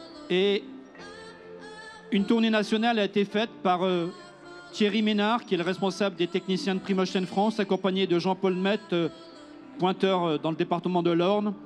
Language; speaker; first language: French; native; French